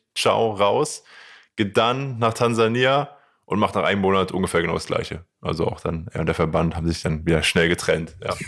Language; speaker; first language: German; native; German